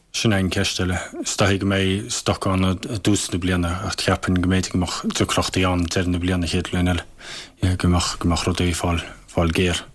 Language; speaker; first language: Irish; native; Irish